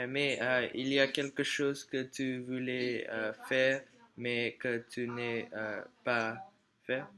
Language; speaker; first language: French; non-native, learner; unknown